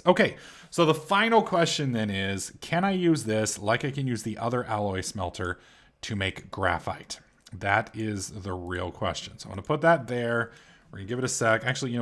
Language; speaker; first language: English; native; English